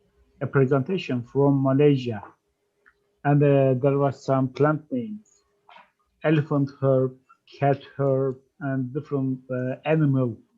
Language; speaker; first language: English; non-native, fluent; Turkish